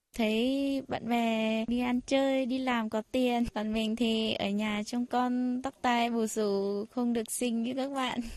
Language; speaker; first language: Vietnamese; non-native, local second language; Hmong